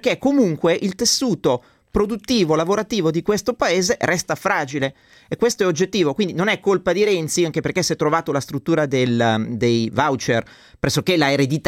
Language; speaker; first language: Italian; native; Italian